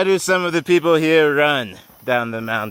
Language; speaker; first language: English; native; English